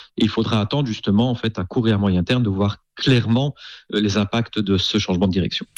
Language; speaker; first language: French; native; French